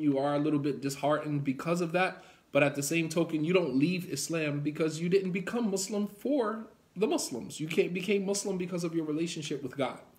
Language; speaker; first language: English; native; English